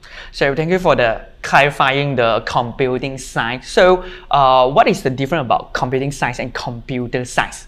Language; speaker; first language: English; non-native, local second language; Chinese